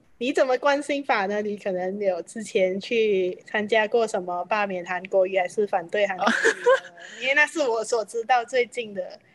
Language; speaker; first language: Chinese; native; Chinese